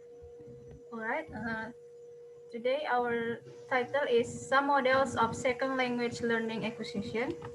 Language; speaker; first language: English; non-native, learner; Indonesian